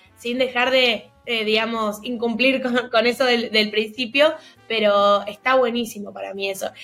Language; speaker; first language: Spanish; native; Spanish